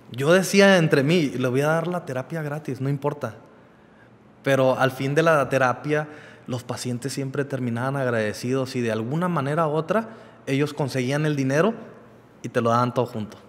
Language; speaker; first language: Spanish; early bilingual, heritage; Spanish